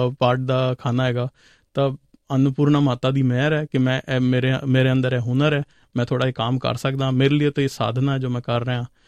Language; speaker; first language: Punjabi; non-native, local second language; Hindi